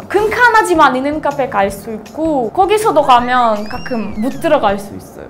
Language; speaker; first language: Korean; non-native, fluent; Russian